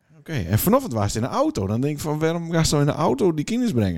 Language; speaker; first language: Dutch; native; Dutch